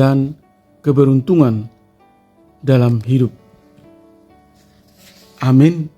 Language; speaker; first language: Indonesian; native; Indonesian